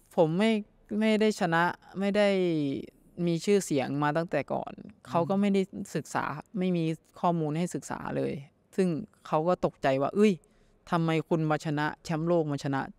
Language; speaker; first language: Thai; native; Thai